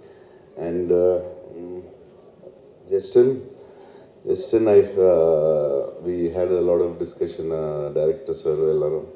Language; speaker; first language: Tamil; non-native, learner; Telugu